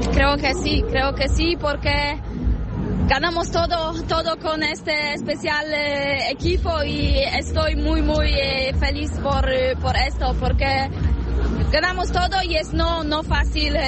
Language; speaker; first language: Spanish; non-native, learner; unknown